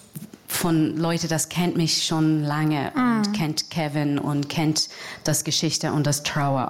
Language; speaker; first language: German; non-native, fluent; English